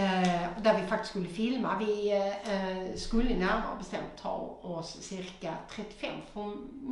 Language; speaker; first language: Swedish; native; Swedish